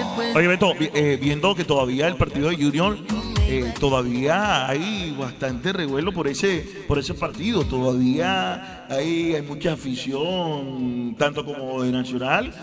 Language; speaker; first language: Spanish; native; Spanish